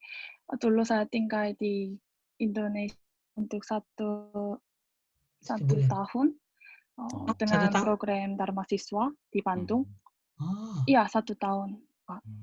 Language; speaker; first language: Indonesian; non-native, learner; Korean